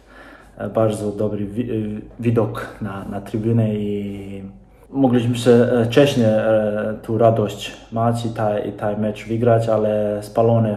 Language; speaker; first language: Polish; non-native, learner; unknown